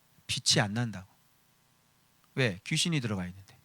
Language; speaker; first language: Korean; native; Korean